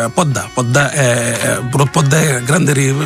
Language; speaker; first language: Portuguese; non-native, learner; Bangla